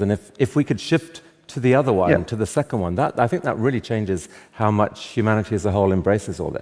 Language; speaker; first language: English; native; English